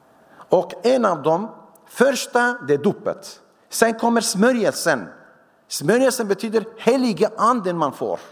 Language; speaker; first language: Swedish; non-native, fluent; Syriac